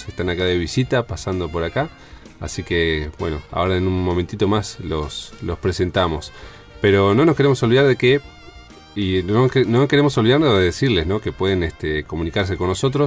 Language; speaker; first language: Spanish; native; Spanish